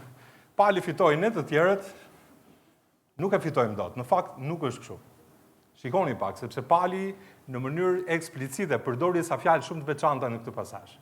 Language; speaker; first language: Albanian; native; Albanian